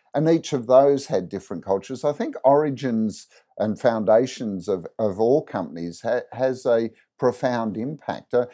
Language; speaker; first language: English; native; English